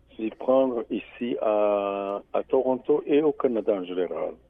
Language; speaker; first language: French; non-native, local second language; Rundi